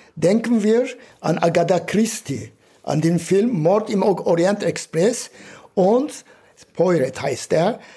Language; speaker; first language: German; non-native, fluent; Turkish